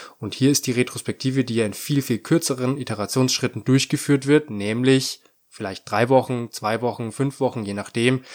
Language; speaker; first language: German; native; German